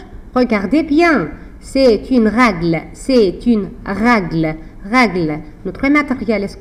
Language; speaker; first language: French; non-native, fluent; Arabic